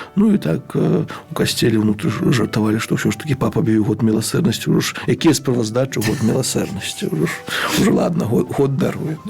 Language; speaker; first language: Belarusian; native; Belarusian